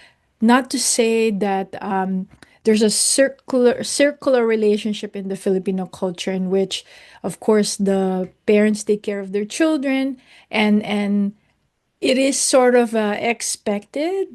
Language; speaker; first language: English; non-native, local second language; Filipino